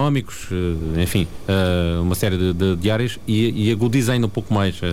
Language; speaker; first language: Portuguese; native; Portuguese